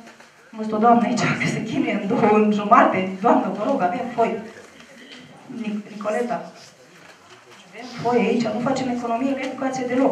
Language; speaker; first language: Romanian; native; Romanian